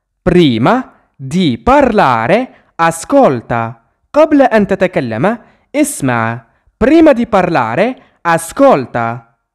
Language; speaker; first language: Italian; non-native, fluent; Arabic